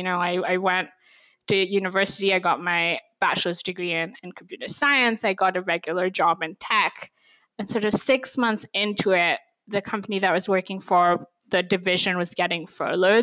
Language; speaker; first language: English; native; English